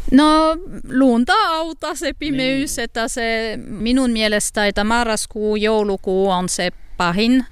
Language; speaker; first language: Finnish; non-native, learner; French